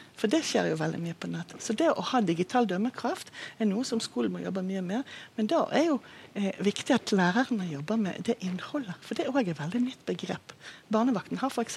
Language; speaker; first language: Norwegian; non-native, fluent; Hebrew